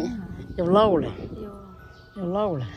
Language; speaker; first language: Chinese; native; Chinese